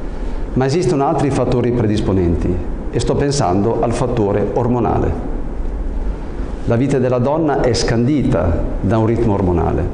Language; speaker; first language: Italian; native; Italian